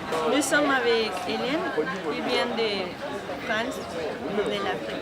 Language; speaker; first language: French; non-native, fluent; Spanish